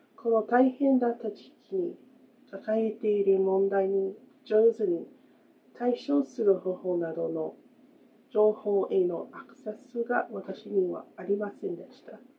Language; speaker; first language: Japanese; non-native, fluent; English